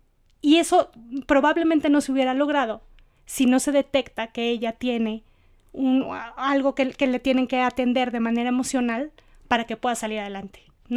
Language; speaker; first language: Spanish; native; Spanish